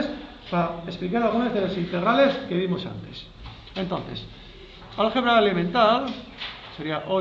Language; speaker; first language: Spanish; native; Spanish